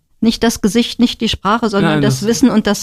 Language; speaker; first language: German; native; German